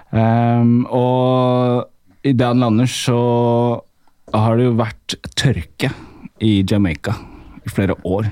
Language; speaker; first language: Norwegian; early bilingual, other home language; Amharic